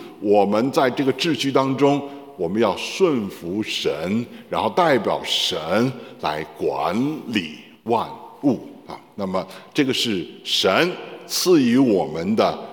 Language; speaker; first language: Chinese; native; Chinese